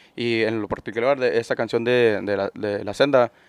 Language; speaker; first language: Spanish; native; Spanish